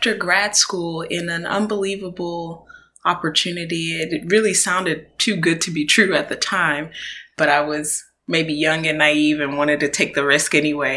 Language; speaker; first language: English; early bilingual, other home language; Akan